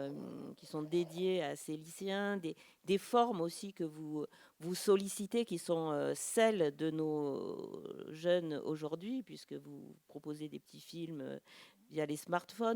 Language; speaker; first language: French; native; French